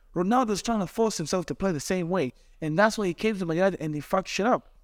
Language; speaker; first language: English; non-native, local second language; Swahili